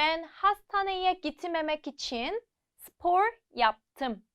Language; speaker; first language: Turkish; non-native, fluent; Korean